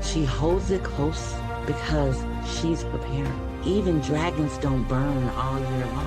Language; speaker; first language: English; native; English